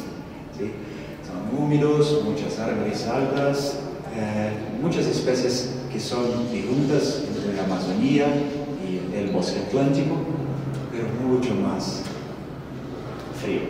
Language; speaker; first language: Spanish; non-native, learner; Portuguese